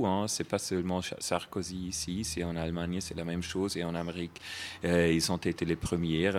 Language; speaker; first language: French; non-native, fluent; German